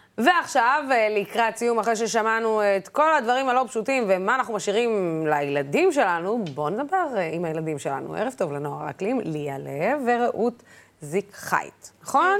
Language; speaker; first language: Hebrew; non-native, local second language; Arabic